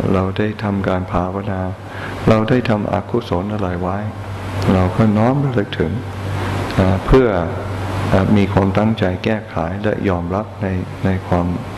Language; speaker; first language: Thai; non-native, fluent; English